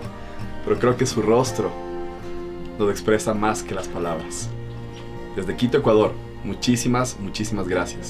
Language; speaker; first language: Spanish; native; Spanish